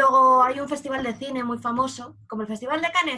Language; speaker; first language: Spanish; native; Spanish